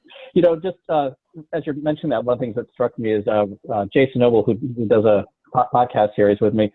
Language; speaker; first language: English; native; English